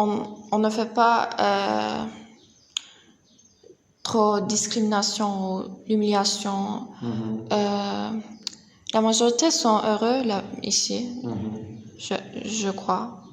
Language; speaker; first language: French; non-native, learner; Turkish